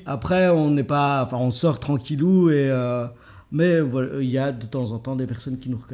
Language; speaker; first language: French; native; French